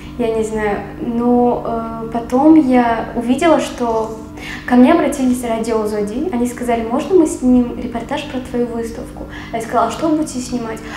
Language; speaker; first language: Russian; non-native, local second language; Tajik